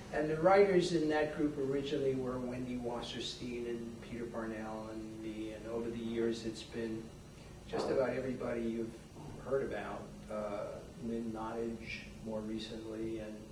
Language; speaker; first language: English; native; English